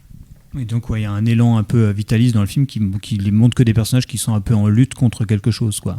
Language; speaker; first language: French; native; French